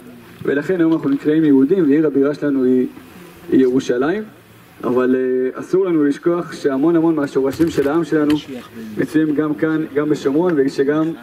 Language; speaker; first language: Hebrew; native; Hebrew